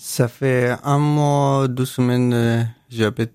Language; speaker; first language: French; non-native, learner; Persian